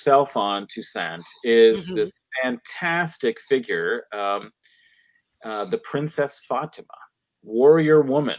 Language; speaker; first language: English; native; English